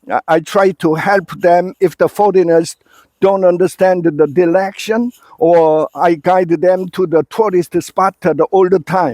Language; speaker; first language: English; non-native, fluent; Korean